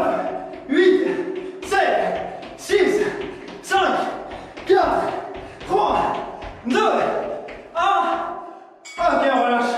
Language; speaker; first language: French; native; French